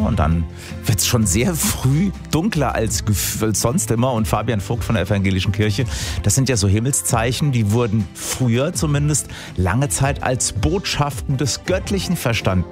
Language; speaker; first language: German; native; German